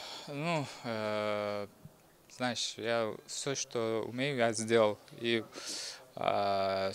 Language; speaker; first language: Russian; non-native, learner; Uzbek